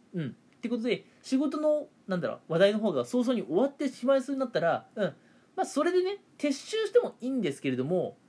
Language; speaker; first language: Japanese; native; Japanese